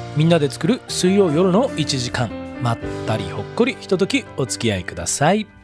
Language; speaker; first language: Japanese; native; Japanese